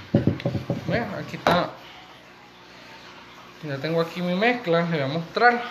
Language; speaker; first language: Spanish; native; Spanish